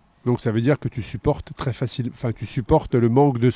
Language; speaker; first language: French; native; French